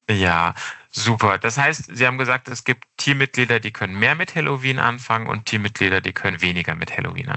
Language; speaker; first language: German; native; German